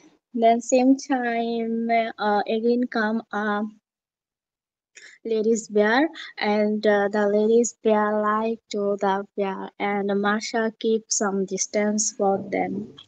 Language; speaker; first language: English; non-native, learner; Bangla